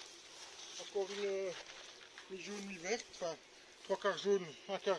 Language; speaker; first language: French; native; French